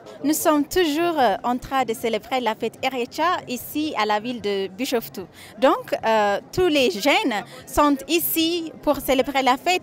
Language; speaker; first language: French; non-native, fluent; Amharic